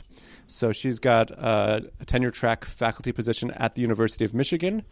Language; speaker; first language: English; early bilingual, other home language; Hebrew